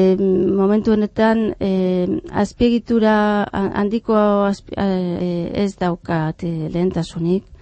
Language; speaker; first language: Basque; non-native, fluent; Catalan